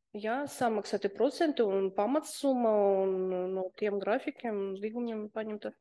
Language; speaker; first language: Latvian; non-native, local second language; Russian